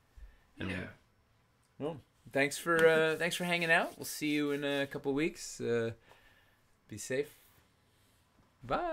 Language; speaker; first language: English; native; English